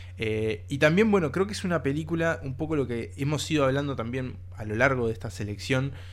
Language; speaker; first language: Spanish; native; Spanish